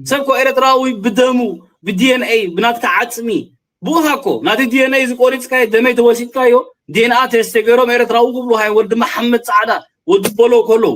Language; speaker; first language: Tigrinya; early bilingual, heritage; Tigrinya